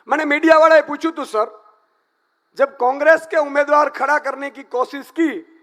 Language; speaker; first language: Hindi; non-native, local second language; Gujarati